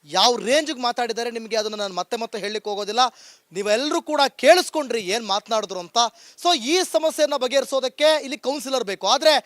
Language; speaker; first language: Kannada; native; Kannada